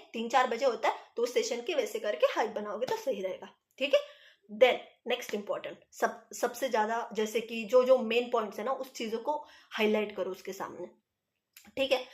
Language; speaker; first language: Hindi; non-native, local second language; Marathi